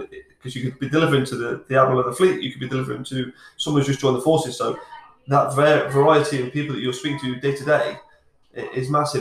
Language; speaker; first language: English; native; English